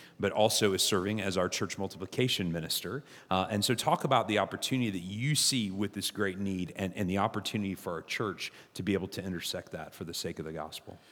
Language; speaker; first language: English; native; English